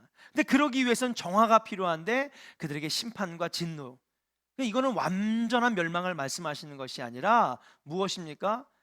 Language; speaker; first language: Korean; native; Korean